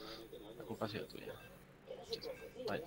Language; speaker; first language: Spanish; native; Spanish